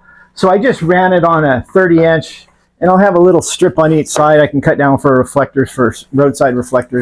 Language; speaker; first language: English; native; English